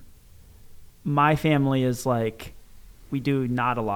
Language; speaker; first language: English; native; English